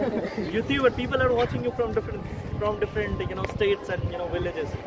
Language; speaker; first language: English; non-native, fluent; Hindi